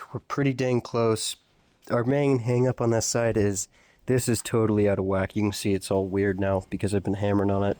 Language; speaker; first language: English; native; English